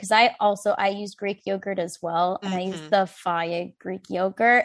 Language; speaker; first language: English; native; English